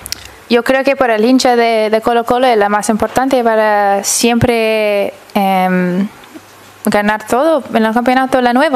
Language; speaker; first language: Spanish; early bilingual, heritage; English